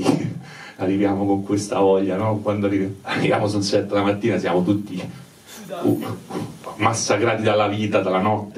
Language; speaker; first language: Italian; native; Italian